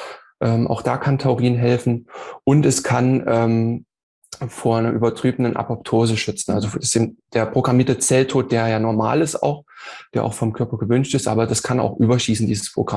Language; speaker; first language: German; native; German